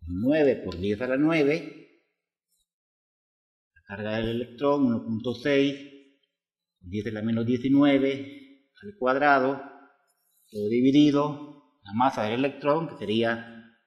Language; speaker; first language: Spanish; native; Spanish